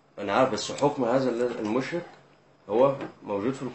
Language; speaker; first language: Arabic; native; Arabic